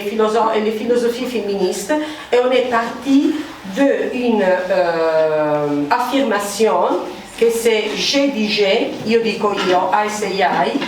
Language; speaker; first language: French; non-native, fluent; Italian